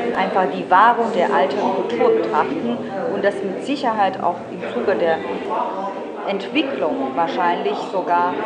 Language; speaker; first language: German; non-native, fluent; Chinese